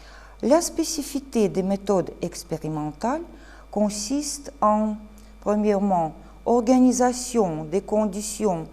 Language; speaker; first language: French; non-native, fluent; Russian